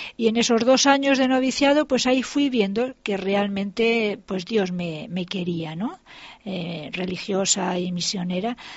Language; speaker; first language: Spanish; native; Spanish